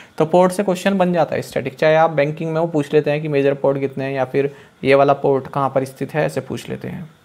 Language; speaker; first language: Hindi; native; Hindi